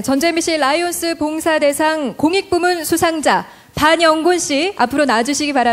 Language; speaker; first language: Korean; native; Korean